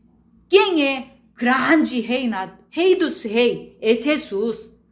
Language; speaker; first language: Portuguese; non-native, learner; Korean